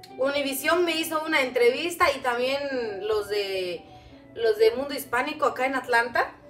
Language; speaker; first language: Spanish; non-native, local second language; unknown